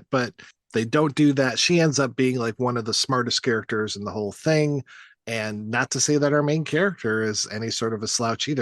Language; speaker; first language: English; native; English